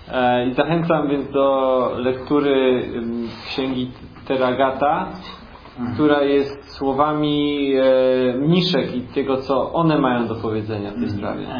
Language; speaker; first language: Polish; native; Polish